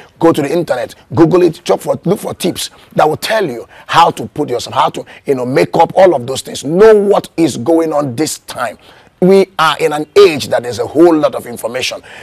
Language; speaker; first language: English; non-native, local second language; Igbo